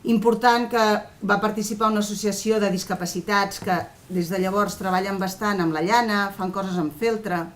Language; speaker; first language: Catalan; non-native, local second language; Spanish